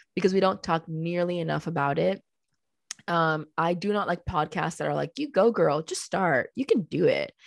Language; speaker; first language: English; early bilingual, other home language; Spanish